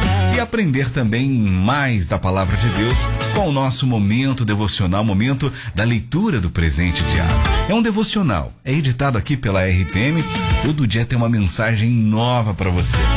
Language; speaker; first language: Portuguese; native; Portuguese